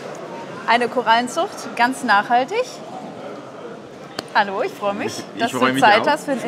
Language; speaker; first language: German; native; German